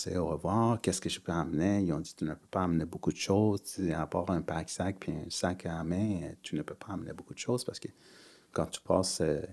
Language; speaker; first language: French; early bilingual, other home language; Persian